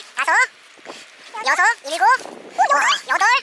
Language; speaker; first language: Korean; native; Korean